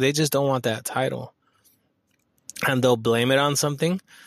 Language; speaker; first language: English; early bilingual, other home language; Spanish